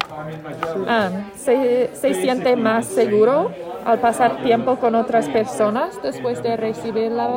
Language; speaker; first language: Spanish; non-native, learner; English